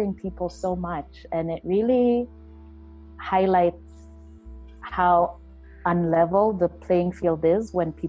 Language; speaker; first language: English; non-native, local second language; Luo (Kenya and Tanzania)